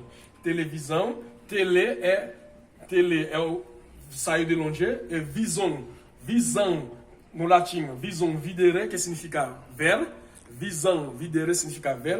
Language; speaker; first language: Portuguese; non-native, fluent; Haitian Creole